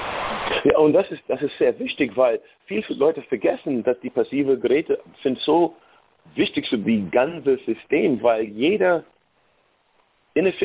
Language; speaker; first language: German; non-native, learner; English